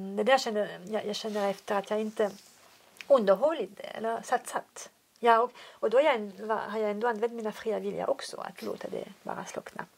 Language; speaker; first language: Swedish; non-native, fluent; French